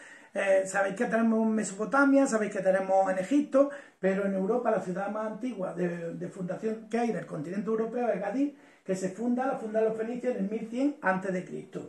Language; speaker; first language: Spanish; native; Spanish